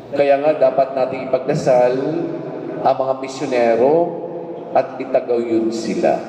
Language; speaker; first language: Filipino; native; Filipino